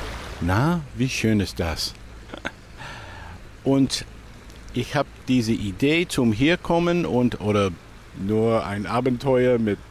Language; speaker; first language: German; non-native, learner; English